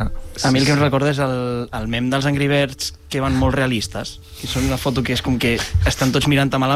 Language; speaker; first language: Catalan; native; Catalan